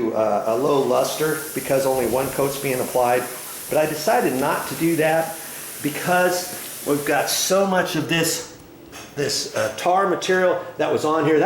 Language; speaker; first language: English; native; English